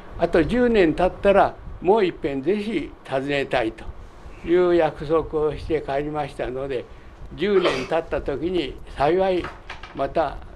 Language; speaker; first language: Japanese; native; Japanese